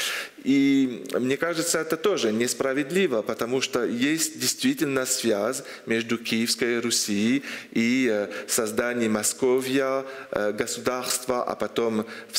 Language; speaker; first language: Russian; non-native, fluent; French